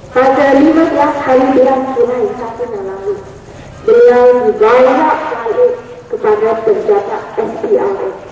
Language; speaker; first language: Malay; non-native, local second language; Chinese